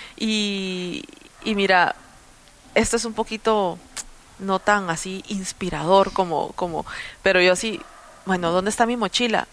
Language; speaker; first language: Spanish; native; Spanish